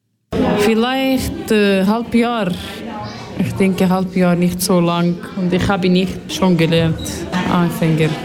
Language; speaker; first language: German; non-native, learner; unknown